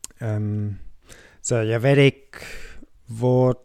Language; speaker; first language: Danish; non-native, fluent; English